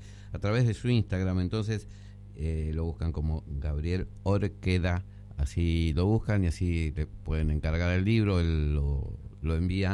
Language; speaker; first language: Spanish; native; Spanish